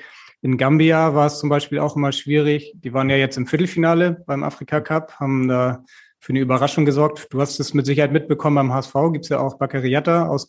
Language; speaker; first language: German; native; German